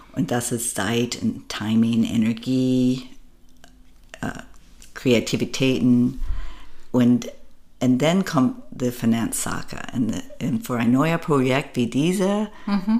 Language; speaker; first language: German; non-native, fluent; English